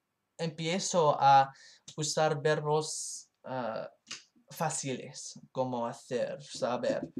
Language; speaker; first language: Spanish; non-native, learner; English